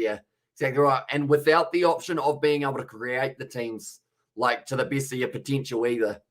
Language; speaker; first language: English; native; English